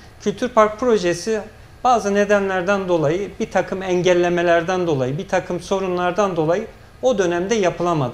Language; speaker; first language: Turkish; native; Turkish